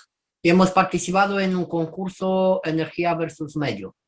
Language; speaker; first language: Spanish; non-native, fluent; Romanian